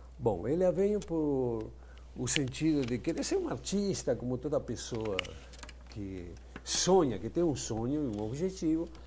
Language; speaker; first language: Portuguese; non-native, fluent; Spanish